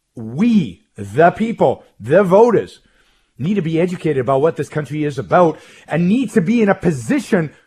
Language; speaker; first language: English; non-native, fluent; Hebrew